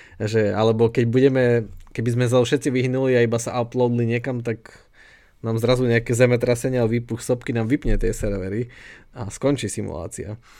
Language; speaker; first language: Slovak; native; Slovak